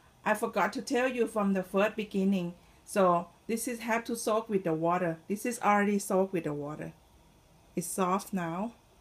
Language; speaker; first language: English; non-native, learner; Thai